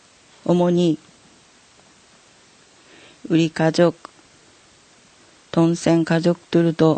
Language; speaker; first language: Korean; non-native, learner; Japanese